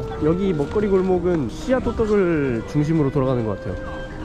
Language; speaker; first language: Korean; native; Korean